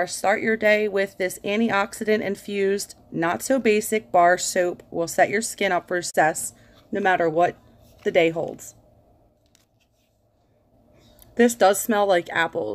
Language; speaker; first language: English; native; English